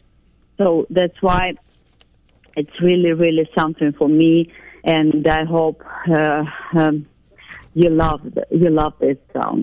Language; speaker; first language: English; non-native, fluent; Ukrainian